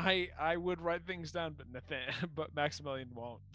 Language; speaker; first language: English; native; English